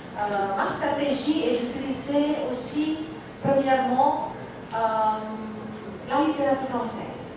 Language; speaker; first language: French; non-native, fluent; Indonesian